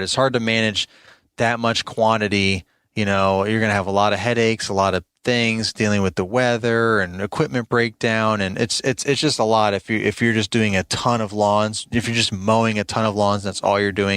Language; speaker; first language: English; native; English